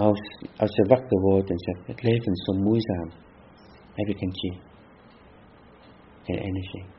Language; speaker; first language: Dutch; non-native, fluent; Vietnamese